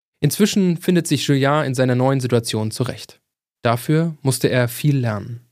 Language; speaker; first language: German; native; German